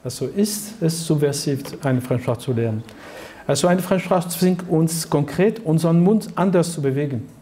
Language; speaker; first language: German; non-native, fluent; French